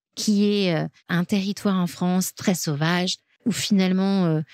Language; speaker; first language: French; native; French